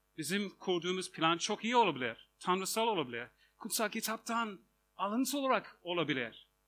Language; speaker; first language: Turkish; non-native, fluent; English